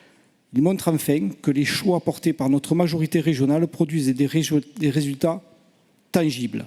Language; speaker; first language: French; native; French